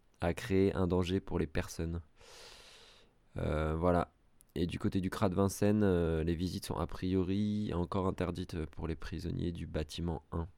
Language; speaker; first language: French; native; French